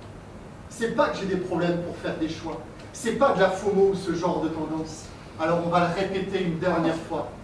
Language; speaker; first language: French; native; French